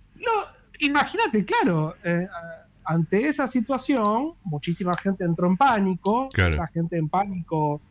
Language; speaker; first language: Spanish; native; Spanish